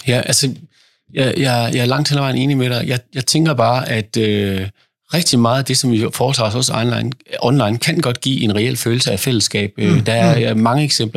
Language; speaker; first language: Danish; native; Danish